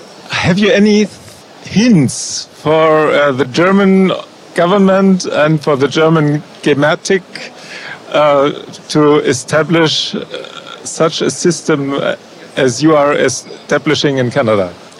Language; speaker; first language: English; non-native, fluent; German